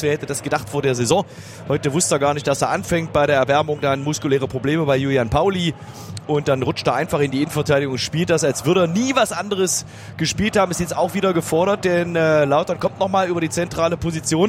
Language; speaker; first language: German; native; German